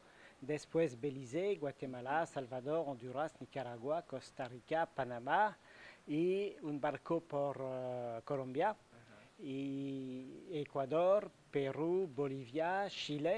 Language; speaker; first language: Spanish; non-native, learner; French